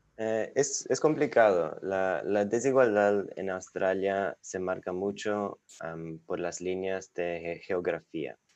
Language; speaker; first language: Spanish; non-native, fluent; English